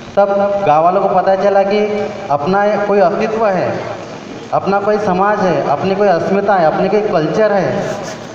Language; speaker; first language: Hindi; non-native, local second language; Marathi